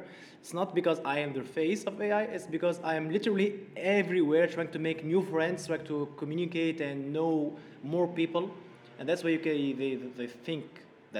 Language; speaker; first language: English; non-native, fluent; Arabic